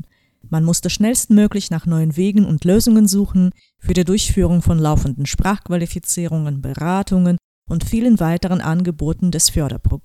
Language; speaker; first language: German; native; German